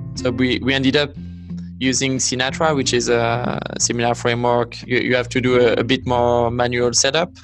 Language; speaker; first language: English; non-native, fluent; French